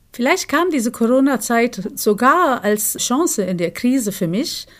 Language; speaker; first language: German; non-native, fluent; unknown